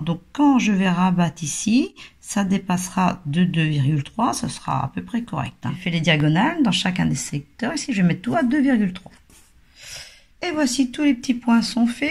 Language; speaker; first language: French; native; French